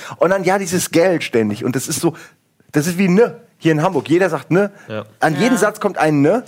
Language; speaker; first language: German; native; German